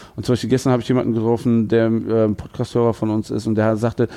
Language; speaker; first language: German; native; German